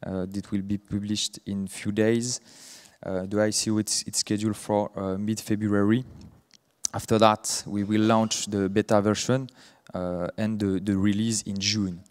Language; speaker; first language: English; non-native, fluent; French